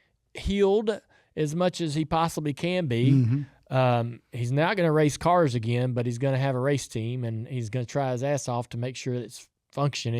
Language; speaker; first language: English; native; English